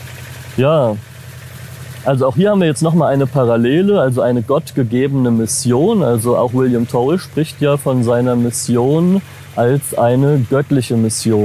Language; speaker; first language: German; native; German